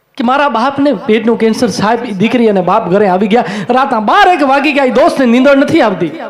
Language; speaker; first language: Gujarati; non-native, local second language; Kachhi